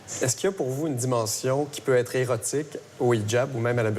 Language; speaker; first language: French; native; French